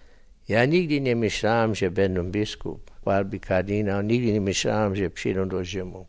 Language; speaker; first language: Polish; early bilingual, heritage; English